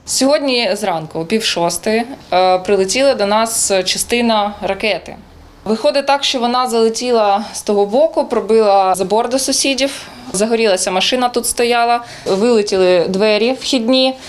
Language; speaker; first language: Ukrainian; native; Ukrainian